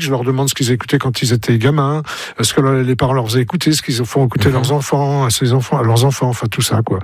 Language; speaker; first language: French; native; French